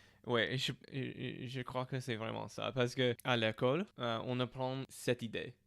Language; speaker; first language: French; non-native, fluent; English